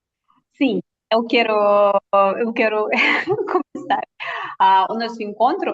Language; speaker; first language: Portuguese; non-native, fluent; Russian